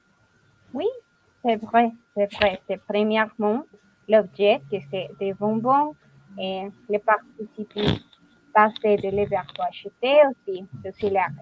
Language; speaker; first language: French; non-native, learner; Spanish